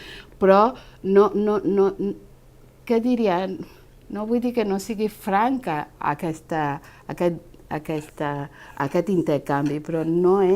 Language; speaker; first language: Catalan; non-native, fluent; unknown